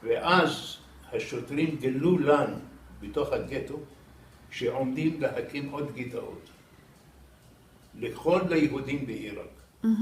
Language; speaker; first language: Hebrew; non-native, fluent; Arabic